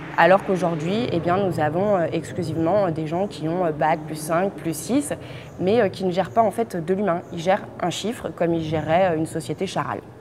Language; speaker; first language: French; native; French